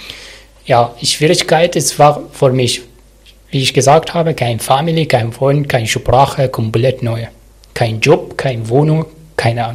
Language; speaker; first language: German; non-native, learner; Arabic